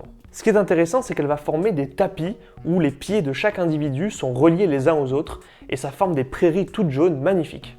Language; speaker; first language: French; native; French